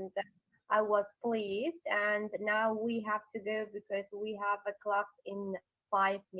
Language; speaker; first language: English; non-native, learner; Yakut